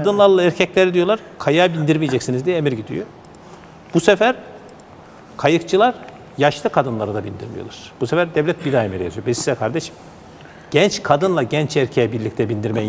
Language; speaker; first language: Turkish; native; Turkish